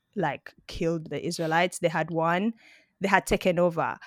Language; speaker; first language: English; non-native, local second language; Ganda